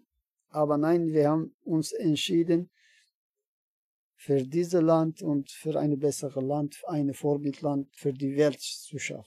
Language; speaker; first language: German; non-native, learner; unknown